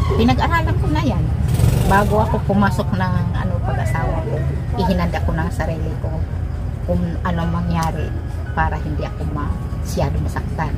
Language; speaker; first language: Filipino; non-native, local second language; Waray